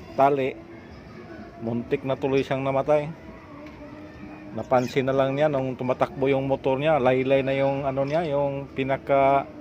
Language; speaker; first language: Filipino; non-native, local second language; Cebuano